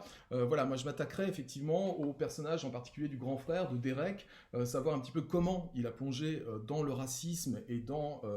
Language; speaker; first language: French; native; French